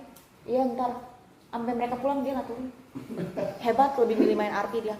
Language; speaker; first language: Indonesian; native; Indonesian